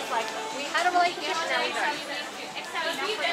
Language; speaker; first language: English; non-native, learner; Thai